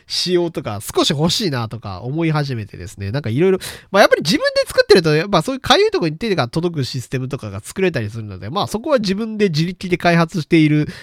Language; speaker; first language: Japanese; native; Japanese